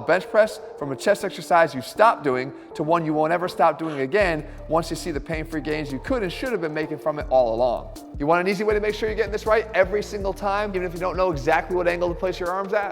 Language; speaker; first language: English; native; English